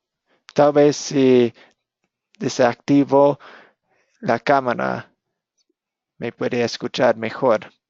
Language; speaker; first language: Spanish; non-native, fluent; English